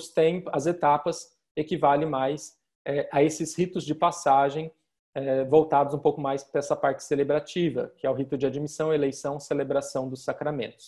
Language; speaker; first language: Portuguese; native; Portuguese